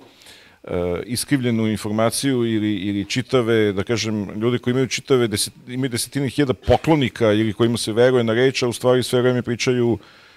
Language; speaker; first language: Bosnian; native; Bosnian